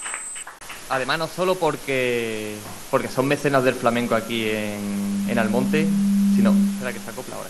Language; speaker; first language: Spanish; native; Spanish